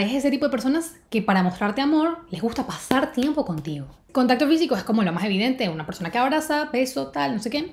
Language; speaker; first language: Spanish; native; Spanish